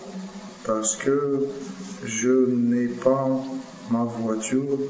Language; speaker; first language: French; non-native, learner; Russian